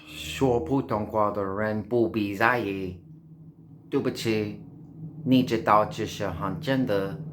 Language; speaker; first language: Chinese; non-native, learner; English